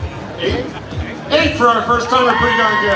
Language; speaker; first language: English; native; English